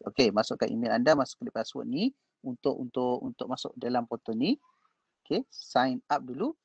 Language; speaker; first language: Malay; native; Malay